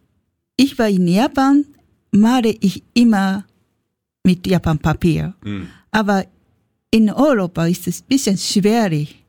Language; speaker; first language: German; non-native, learner; Japanese